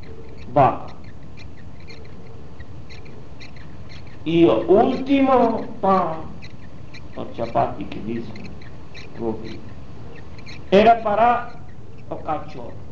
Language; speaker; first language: Portuguese; non-native, learner; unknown